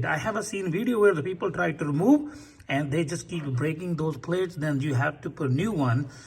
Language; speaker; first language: English; non-native, fluent; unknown